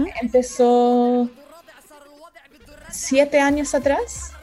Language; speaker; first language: Spanish; early bilingual, heritage; Spanish